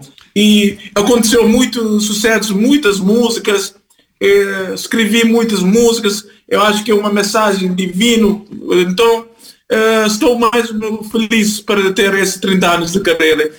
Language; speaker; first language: Portuguese; non-native, fluent; Kabuverdianu